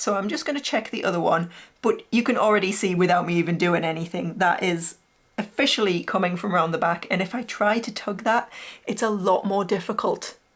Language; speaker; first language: English; native; English